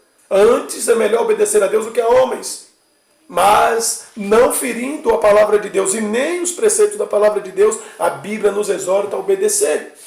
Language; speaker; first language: Portuguese; native; Portuguese